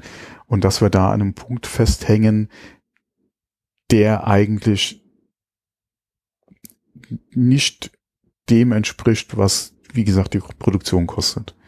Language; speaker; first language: German; native; German